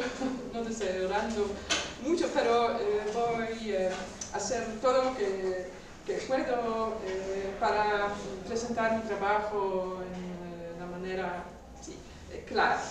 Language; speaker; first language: Spanish; non-native, learner; Polish